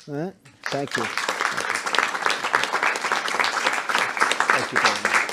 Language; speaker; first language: English; native; English